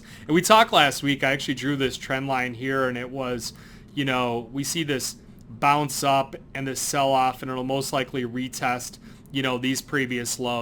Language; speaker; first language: English; native; English